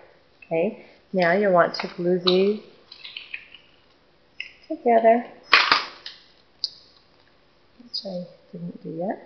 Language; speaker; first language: English; native; English